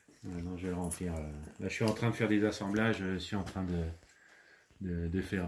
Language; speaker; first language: French; native; French